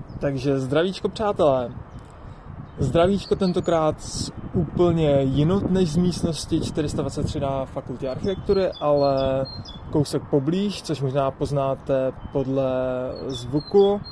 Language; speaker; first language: Czech; native; Czech